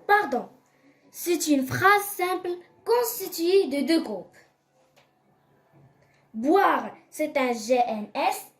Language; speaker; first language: French; non-native, local second language; Arabic